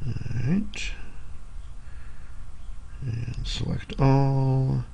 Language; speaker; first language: English; native; English